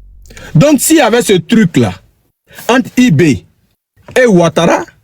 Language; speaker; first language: French; native; French